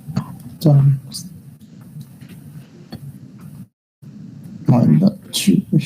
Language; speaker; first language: Chinese; non-native, learner; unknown